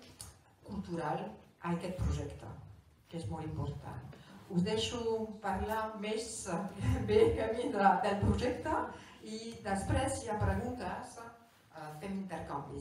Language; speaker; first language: Catalan; non-native, local second language; French